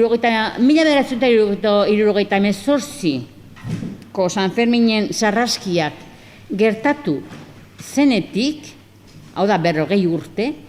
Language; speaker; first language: Basque; non-native, local second language; Spanish